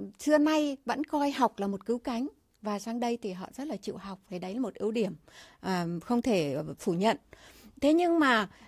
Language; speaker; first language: Vietnamese; native; Vietnamese